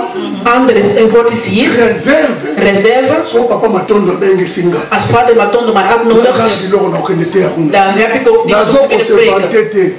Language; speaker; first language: Dutch; non-native, learner; Lingala